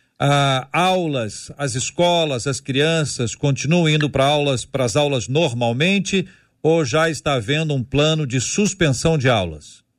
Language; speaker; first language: Portuguese; native; Portuguese